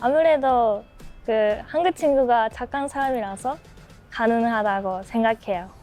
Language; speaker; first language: Korean; non-native, learner; Japanese